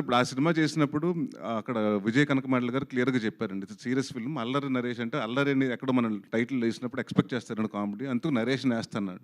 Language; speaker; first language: Telugu; native; Telugu